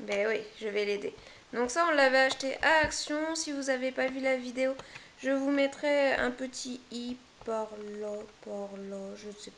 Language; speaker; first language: French; native; French